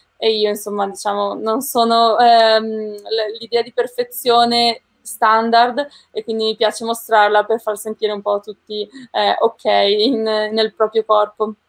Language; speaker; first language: Italian; native; Italian